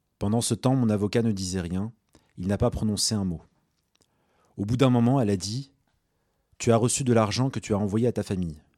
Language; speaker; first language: French; early bilingual, other home language; Arabic